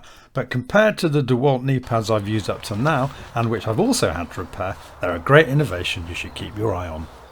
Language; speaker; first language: English; native; English